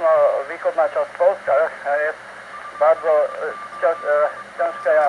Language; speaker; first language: Polish; non-native, learner; Slovak